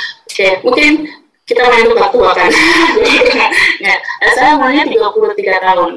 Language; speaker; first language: Indonesian; native; Indonesian